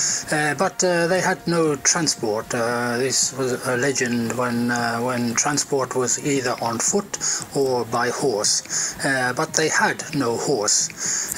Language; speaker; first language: English; native; English